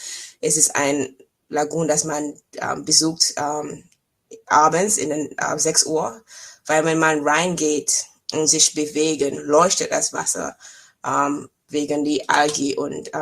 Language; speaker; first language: German; non-native, fluent; English